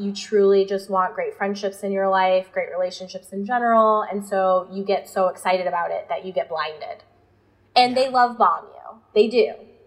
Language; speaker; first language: English; native; English